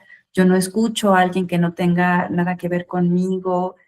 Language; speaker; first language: Spanish; native; Spanish